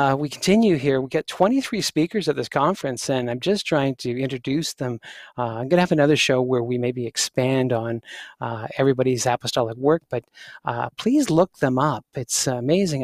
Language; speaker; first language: English; native; English